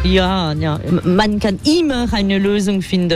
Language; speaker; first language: German; non-native, learner; French